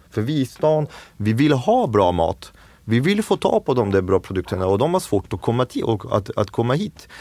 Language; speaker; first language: Swedish; non-native, fluent; French